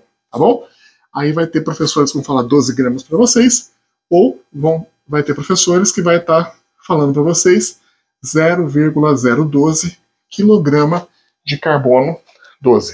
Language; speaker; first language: Portuguese; native; Portuguese